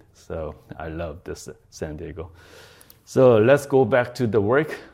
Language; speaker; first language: English; non-native, fluent; Korean